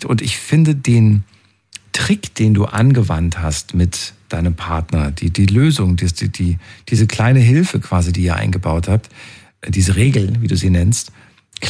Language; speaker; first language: German; native; German